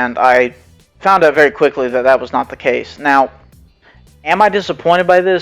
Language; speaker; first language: English; native; English